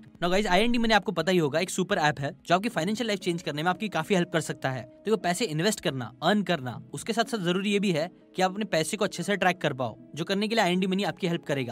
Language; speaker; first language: Hindi; native; Hindi